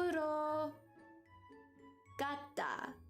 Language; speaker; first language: Korean; non-native, learner; English